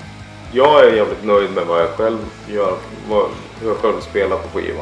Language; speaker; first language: Swedish; native; Swedish